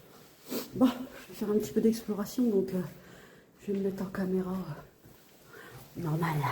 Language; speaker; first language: French; native; French